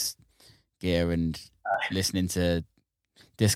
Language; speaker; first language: English; native; English